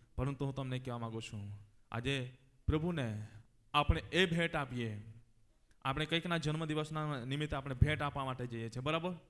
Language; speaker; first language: Gujarati; non-native, local second language; Gamit